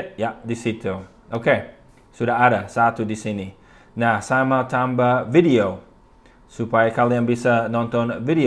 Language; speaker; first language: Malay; non-native, fluent; English